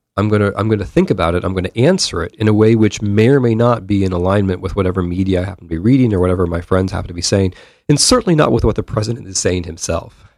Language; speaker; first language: English; native; English